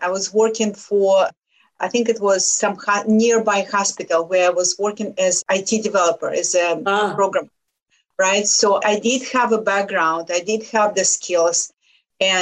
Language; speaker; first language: English; non-native, fluent; Lithuanian